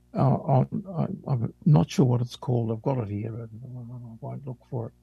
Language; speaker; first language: English; native; English